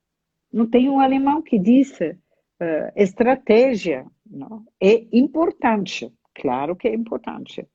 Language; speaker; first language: Portuguese; non-native, fluent; German